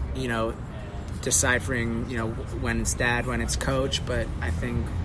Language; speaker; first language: English; native; English